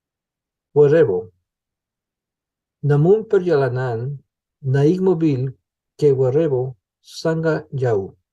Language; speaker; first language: Indonesian; non-native, learner; English